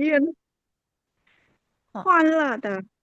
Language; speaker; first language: Chinese; non-native, learner; Khmer